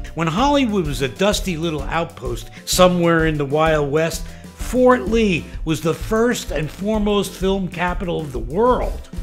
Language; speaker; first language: English; native; English